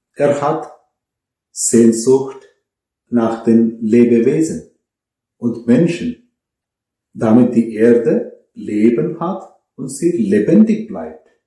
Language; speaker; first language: German; non-native, fluent; Malayalam